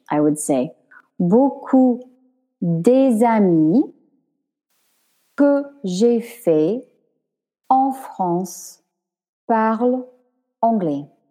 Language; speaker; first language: French; non-native, fluent; English